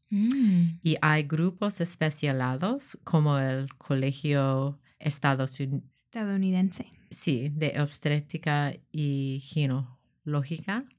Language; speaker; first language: Spanish; non-native, learner; English